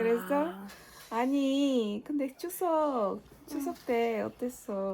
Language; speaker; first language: Korean; non-native, fluent; Spanish